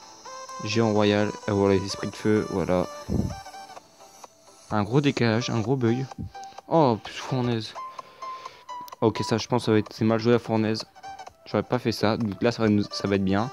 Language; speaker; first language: French; native; French